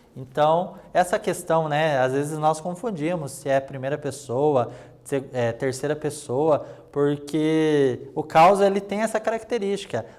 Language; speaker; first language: Portuguese; native; Portuguese